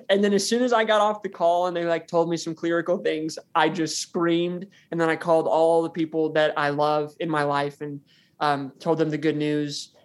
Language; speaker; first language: English; native; English